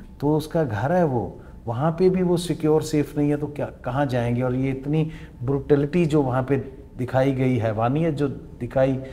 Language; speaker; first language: Hindi; non-native, local second language; Punjabi